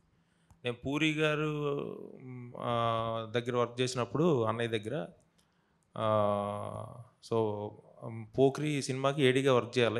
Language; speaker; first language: Telugu; native; Telugu